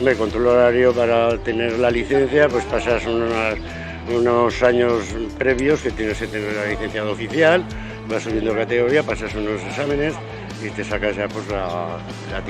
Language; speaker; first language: Spanish; native; Spanish